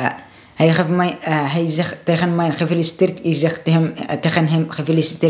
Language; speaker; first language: Dutch; non-native, learner; Arabic